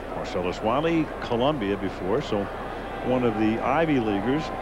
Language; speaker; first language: English; native; English